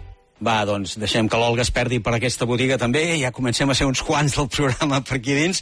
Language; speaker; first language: Catalan; native; Catalan